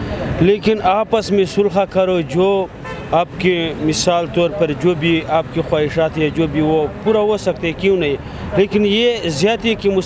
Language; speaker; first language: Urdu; non-native, local second language; Pashto